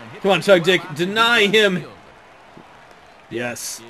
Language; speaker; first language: English; native; English